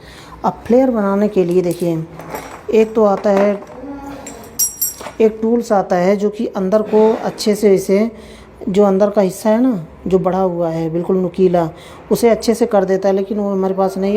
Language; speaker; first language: Hindi; native; Hindi